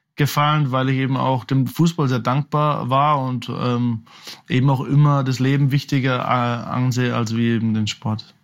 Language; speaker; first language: German; native; German